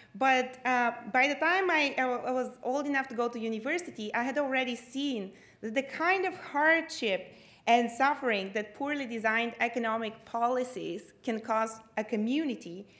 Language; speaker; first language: English; non-native, fluent; Bulgarian